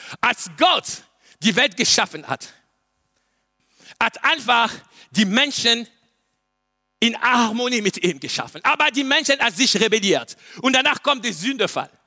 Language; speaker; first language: German; non-native, learner; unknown